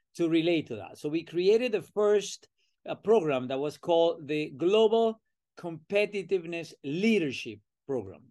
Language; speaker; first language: English; non-native, fluent; Spanish